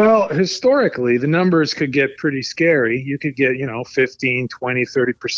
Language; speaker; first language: English; native; English